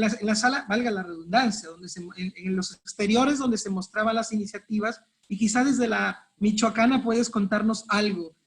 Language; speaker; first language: Spanish; native; Spanish